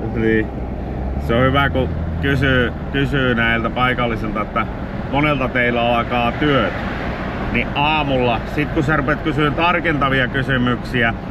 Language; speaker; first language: Finnish; native; Finnish